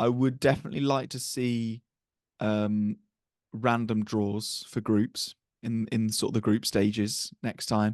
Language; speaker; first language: English; native; English